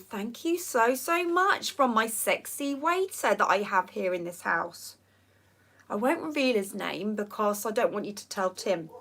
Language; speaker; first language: English; native; English